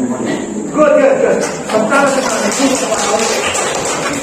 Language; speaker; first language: English; non-native, learner; Indonesian